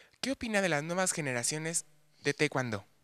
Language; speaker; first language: Spanish; native; Spanish